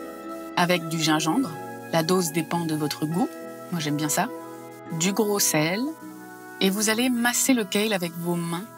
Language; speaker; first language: French; native; French